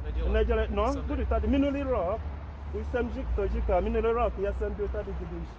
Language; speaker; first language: Czech; non-native, learner; English